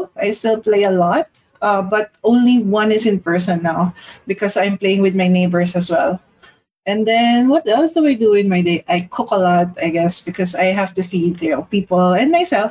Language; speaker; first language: English; non-native, local second language; Filipino